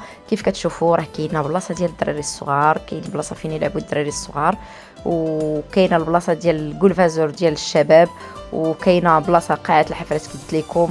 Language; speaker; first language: Arabic; native; Arabic